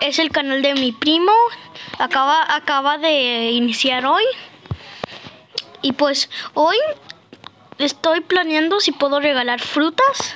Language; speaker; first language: Spanish; native; Spanish